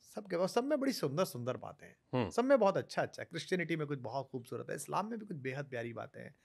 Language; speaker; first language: Hindi; native; Hindi